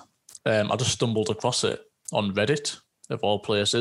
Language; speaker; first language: English; native; English